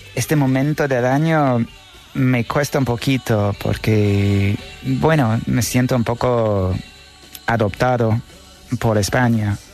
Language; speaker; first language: Spanish; non-native, fluent; English